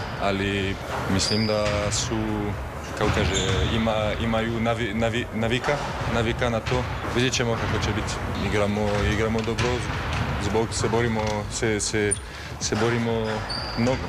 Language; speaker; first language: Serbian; non-native, fluent; French